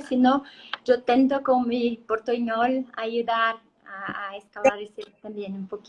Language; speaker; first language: Spanish; non-native, learner; Portuguese